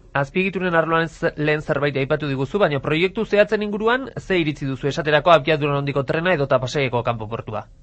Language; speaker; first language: Basque; native; Basque